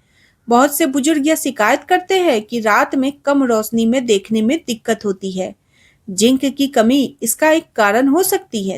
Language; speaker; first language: Hindi; native; Hindi